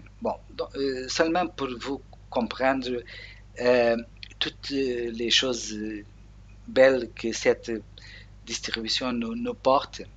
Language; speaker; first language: French; non-native, learner; Portuguese